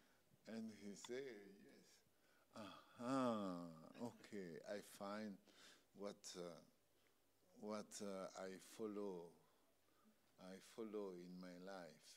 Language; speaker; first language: English; non-native, learner; French